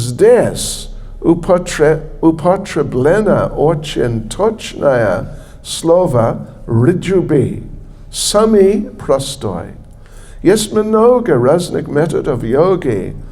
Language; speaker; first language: Russian; non-native, learner; English